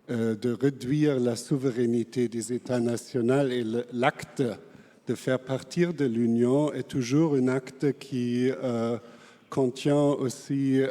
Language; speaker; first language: French; non-native, fluent; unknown